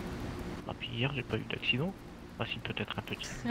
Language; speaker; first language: French; native; French